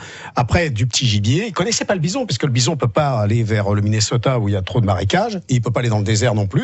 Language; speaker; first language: French; native; French